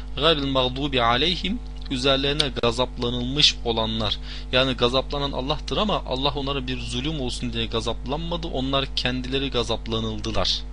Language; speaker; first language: Turkish; non-native, fluent; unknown